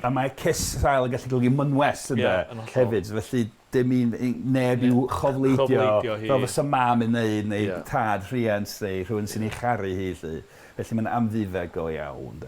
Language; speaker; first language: Welsh; non-native, fluent; English